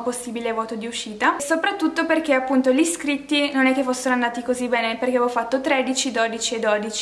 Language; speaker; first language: Italian; native; Italian